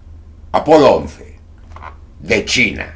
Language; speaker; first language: Spanish; native; Spanish